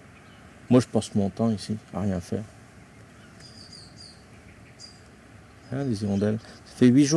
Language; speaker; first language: French; native; French